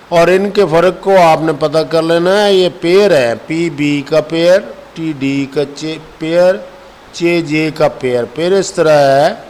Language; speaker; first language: Urdu; non-native, local second language; Punjabi